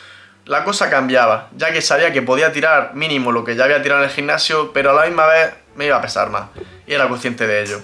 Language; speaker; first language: Spanish; native; Spanish